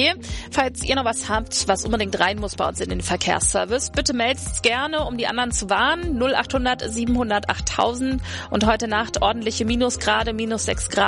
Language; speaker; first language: German; native; German